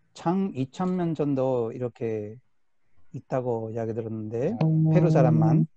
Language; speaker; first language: Korean; non-native, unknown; Spanish